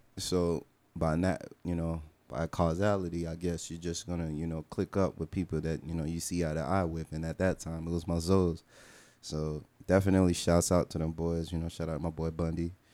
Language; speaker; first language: English; early bilingual, other home language; Haitian Creole